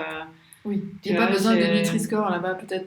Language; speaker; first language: French; native; French